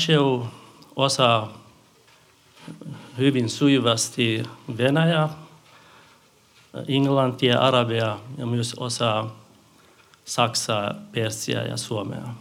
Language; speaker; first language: Finnish; non-native, fluent; Central Kurdish